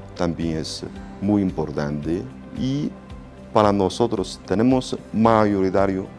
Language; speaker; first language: Spanish; non-native, learner; Chinese